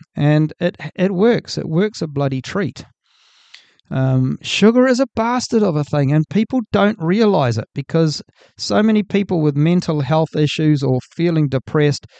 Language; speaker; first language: English; native; English